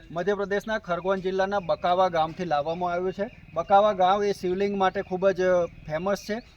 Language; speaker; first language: Gujarati; native; Gujarati